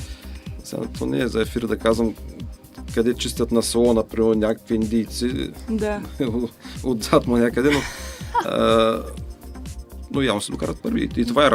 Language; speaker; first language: Bulgarian; native; Bulgarian